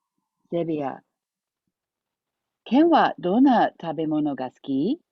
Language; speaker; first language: Japanese; non-native, fluent; English